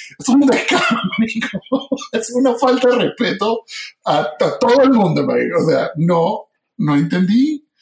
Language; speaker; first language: Spanish; native; Spanish